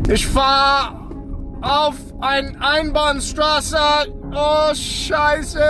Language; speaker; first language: German; non-native, learner; English